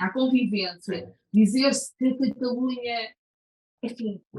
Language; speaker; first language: Portuguese; native; Portuguese